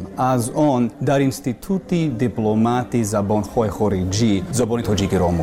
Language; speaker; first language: Persian; non-native, learner; English